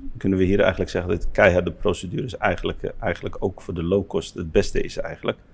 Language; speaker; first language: Dutch; early bilingual, other home language; Arabic